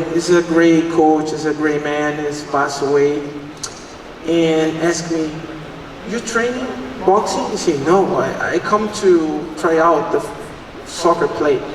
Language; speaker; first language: English; non-native, learner; Portuguese